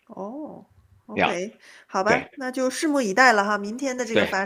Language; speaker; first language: Chinese; native; Chinese